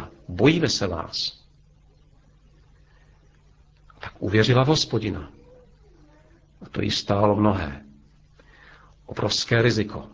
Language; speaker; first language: Czech; native; Czech